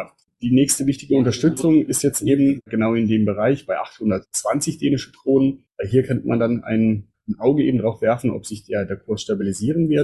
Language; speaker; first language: German; native; German